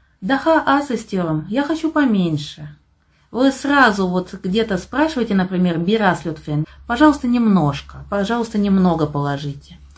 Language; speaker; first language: Russian; native; Russian